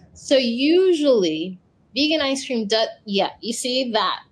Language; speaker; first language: English; native; English